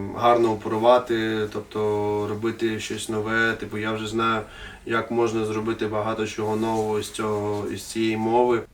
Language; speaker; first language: Ukrainian; non-native, local second language; Russian